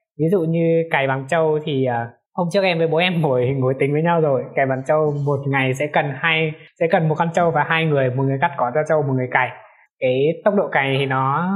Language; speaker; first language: Vietnamese; non-native, local second language; Hmong